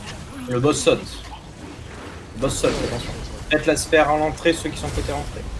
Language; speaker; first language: French; native; French